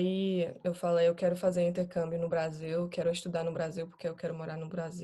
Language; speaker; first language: Portuguese; non-native, fluent; English